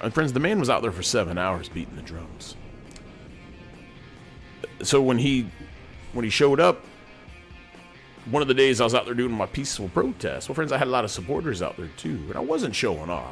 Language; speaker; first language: English; native; English